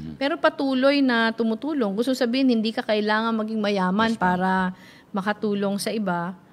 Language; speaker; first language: Filipino; non-native, local second language; Bikol